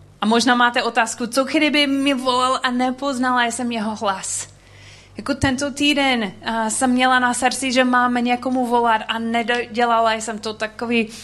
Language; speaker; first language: Czech; non-native, learner; English